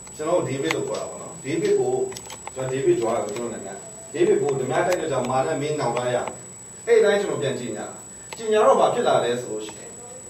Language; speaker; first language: Burmese; non-native, local second language; Hakha Chin